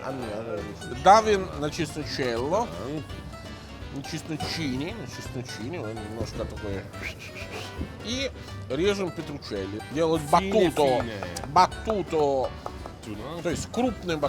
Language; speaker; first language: Russian; non-native, fluent; Italian